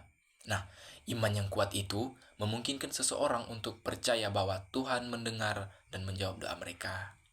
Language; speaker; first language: Indonesian; native; Indonesian